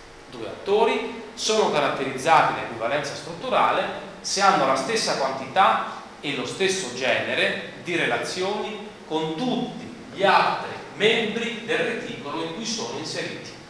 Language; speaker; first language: Italian; native; Italian